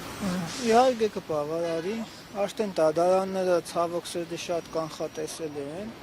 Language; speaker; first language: Armenian; native; Armenian